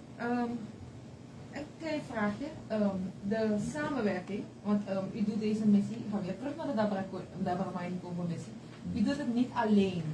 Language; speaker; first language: Dutch; native; Dutch